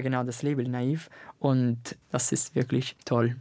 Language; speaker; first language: German; non-native, fluent; Italian